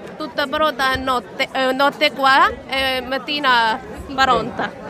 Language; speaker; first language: Italian; non-native, learner; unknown